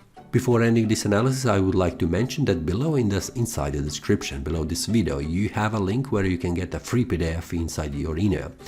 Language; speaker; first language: English; non-native, fluent; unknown